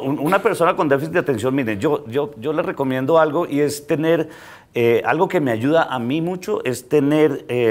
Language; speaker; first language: Spanish; native; Spanish